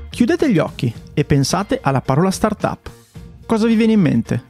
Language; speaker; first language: Italian; native; Italian